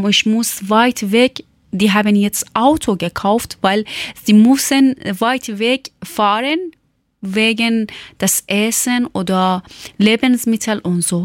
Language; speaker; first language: German; non-native, learner; Persian